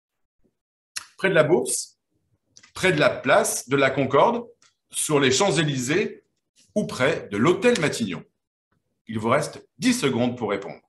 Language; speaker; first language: French; native; French